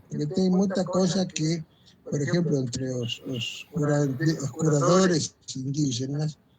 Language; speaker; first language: Portuguese; non-native, fluent; Spanish